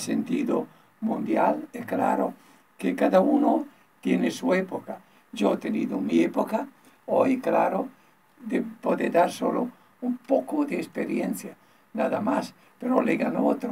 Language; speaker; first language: Spanish; non-native, learner; Italian